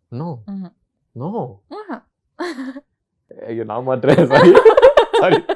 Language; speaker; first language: Tamil; native; Tamil